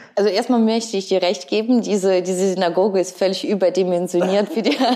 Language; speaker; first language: German; early bilingual, other home language; Ukrainian